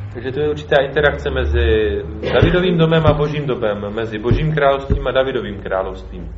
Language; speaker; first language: Czech; native; Czech